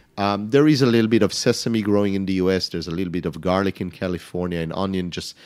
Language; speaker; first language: English; non-native, fluent; Hebrew